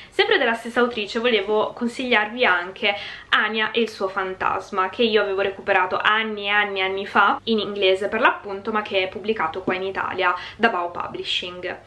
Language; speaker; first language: Italian; early bilingual, other home language; Hungarian